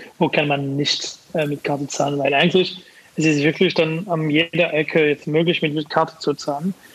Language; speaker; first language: German; non-native, fluent; French